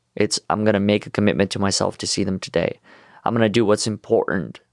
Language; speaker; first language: English; non-native, fluent; Russian